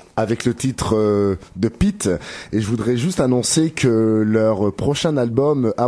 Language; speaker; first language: French; native; French